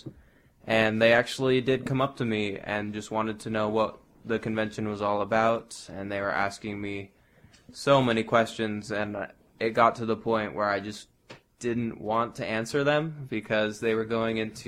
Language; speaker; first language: English; native; English